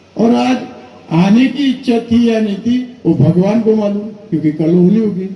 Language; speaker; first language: Hindi; non-native, local second language; Marathi